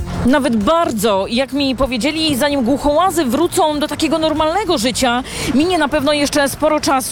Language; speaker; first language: Polish; native; Polish